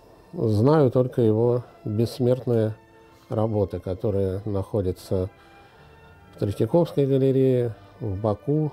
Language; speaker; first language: Russian; native; Russian